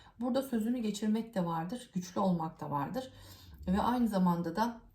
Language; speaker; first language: Turkish; native; Turkish